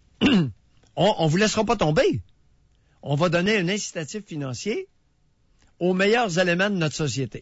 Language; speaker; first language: French; native; French